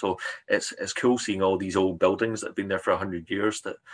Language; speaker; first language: English; native; English